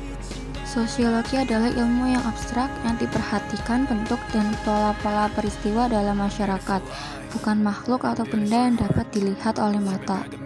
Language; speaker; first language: Indonesian; native; Indonesian